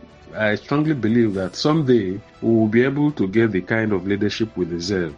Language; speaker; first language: English; non-native, local second language; Igbo